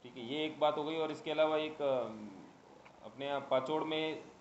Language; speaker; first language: Hindi; non-native, local second language; Marathi